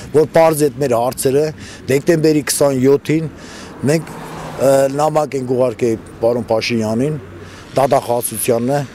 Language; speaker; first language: Armenian; non-native, local second language; Kurdish